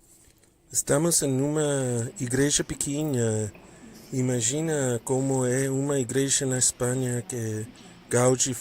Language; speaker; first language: Portuguese; non-native, learner; English